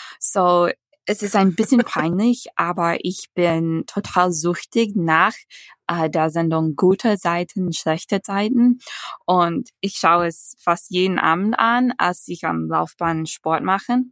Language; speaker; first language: German; non-native, fluent; English